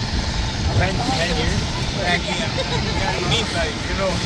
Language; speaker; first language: English; non-native, learner; Italian